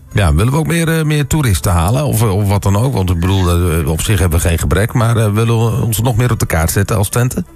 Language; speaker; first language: Dutch; native; Dutch